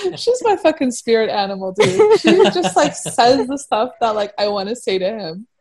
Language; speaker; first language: English; early bilingual, heritage; Persian